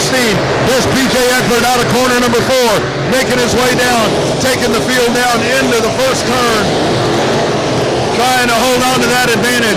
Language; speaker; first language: English; native; English